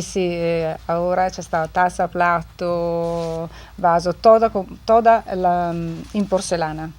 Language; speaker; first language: Spanish; non-native, fluent; Italian